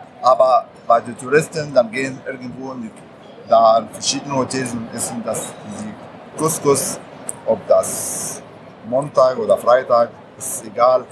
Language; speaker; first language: German; non-native, learner; Arabic